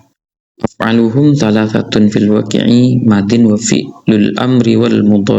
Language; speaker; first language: Arabic; non-native, fluent; Indonesian